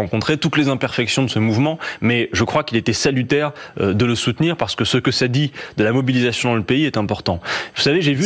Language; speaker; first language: French; native; French